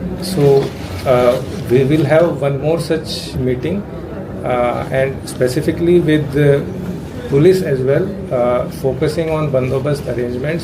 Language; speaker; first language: English; non-native, local second language; Telugu